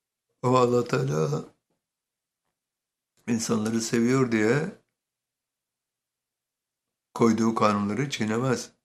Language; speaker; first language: Turkish; native; Turkish